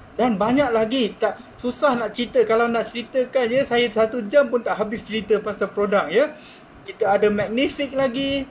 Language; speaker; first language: Malay; non-native, local second language; Chinese